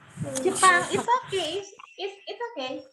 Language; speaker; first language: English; non-native, learner; Indonesian